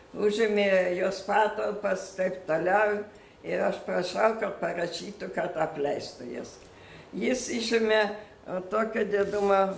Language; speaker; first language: Lithuanian; early bilingual, other home language; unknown